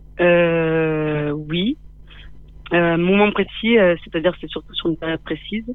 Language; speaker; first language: French; native; French